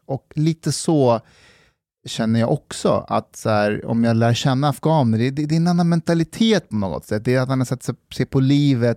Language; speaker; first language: Swedish; native; Swedish